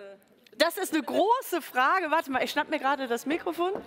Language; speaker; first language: German; native; German